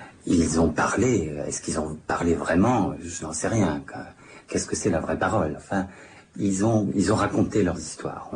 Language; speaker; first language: French; native; French